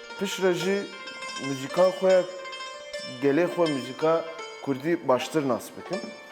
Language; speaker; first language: Kurdish; non-native, local second language; Turkish